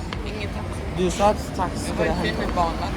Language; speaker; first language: Swedish; early bilingual, other home language; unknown